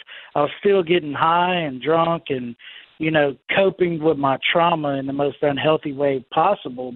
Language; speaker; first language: English; native; English